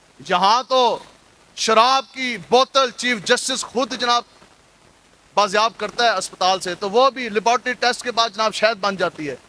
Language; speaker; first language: Urdu; non-native, local second language; Punjabi